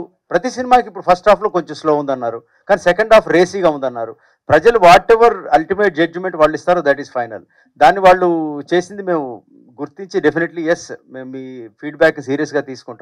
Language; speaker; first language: Telugu; native; Telugu